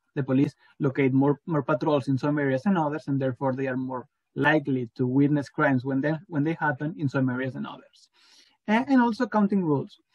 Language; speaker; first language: English; non-native, fluent; Spanish